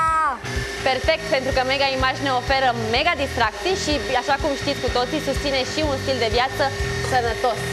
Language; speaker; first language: Romanian; native; Romanian